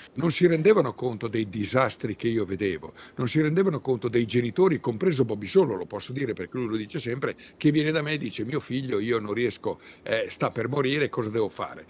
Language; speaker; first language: Italian; native; Italian